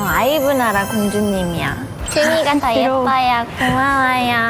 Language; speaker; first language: Korean; native; Korean